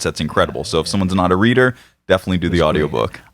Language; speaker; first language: English; native; English